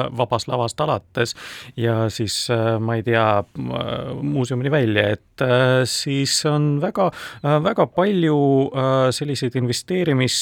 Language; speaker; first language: Estonian; non-native, local second language; Russian